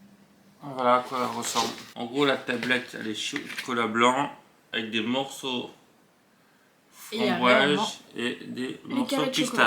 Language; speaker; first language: French; native; French